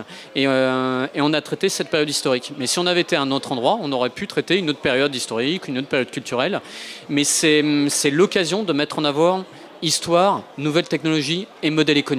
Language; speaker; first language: French; native; French